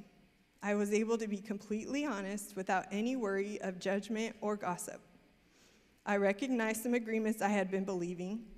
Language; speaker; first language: English; native; English